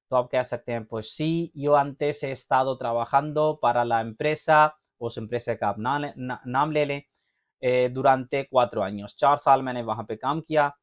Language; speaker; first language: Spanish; non-native, fluent; Urdu